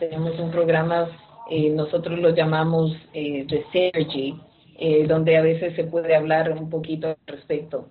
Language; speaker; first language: Spanish; non-native, fluent; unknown